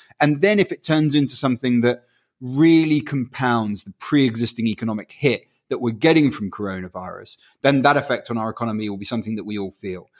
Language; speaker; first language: English; early bilingual, other home language; Spanish